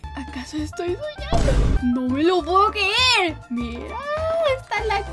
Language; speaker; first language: Spanish; native; Spanish